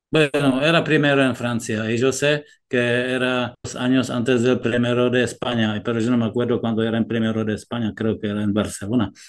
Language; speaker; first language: Spanish; non-native, fluent; Czech